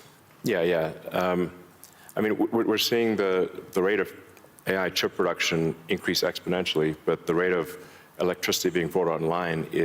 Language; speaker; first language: English; early bilingual, other home language; Afrikaans